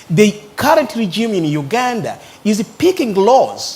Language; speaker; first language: English; non-native, local second language; Ganda